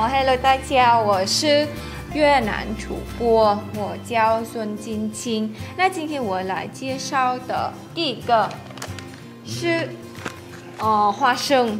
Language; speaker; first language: Chinese; non-native, fluent; Vietnamese